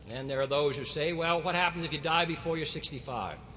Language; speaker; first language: English; native; English